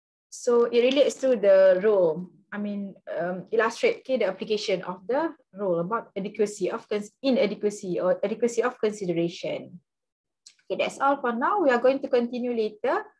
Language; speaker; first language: English; non-native, local second language; Malay